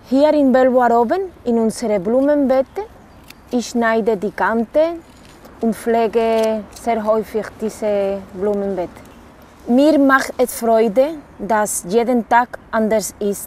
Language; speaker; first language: German; non-native, learner; Dutch